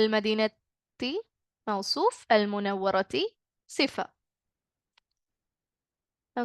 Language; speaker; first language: Arabic; non-native, fluent; Malayalam